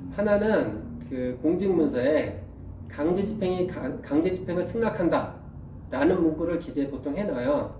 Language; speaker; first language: Korean; native; Korean